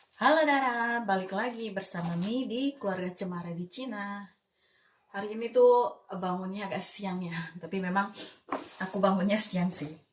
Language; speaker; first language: Indonesian; native; Indonesian